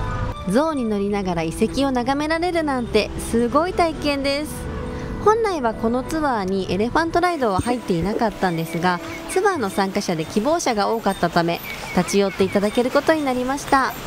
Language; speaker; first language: Japanese; native; Japanese